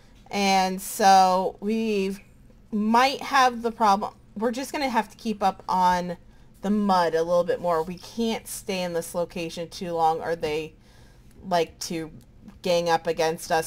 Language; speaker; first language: English; native; English